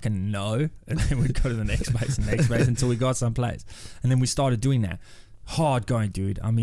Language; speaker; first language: English; native; English